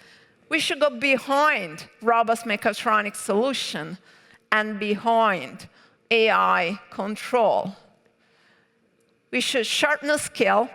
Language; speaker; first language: English; non-native, fluent; Italian